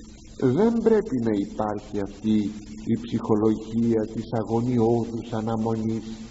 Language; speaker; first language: Greek; native; Greek